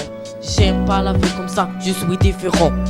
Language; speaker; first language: French; non-native, learner; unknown